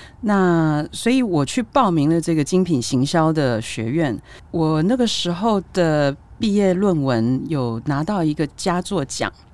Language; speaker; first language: Chinese; native; Chinese